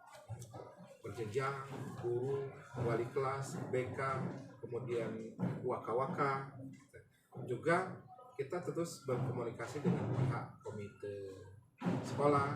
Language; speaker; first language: Indonesian; native; Indonesian